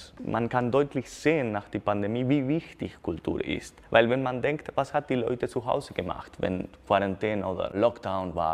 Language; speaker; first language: German; non-native, fluent; Spanish